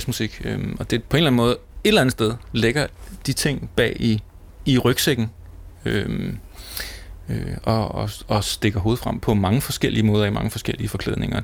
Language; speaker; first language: Danish; native; Danish